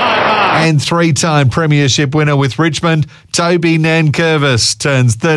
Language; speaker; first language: English; native; English